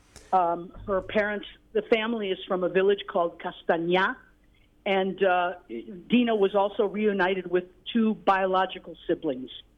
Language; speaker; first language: English; native; English